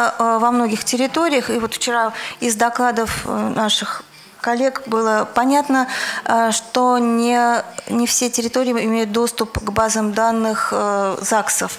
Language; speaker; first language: Russian; native; Russian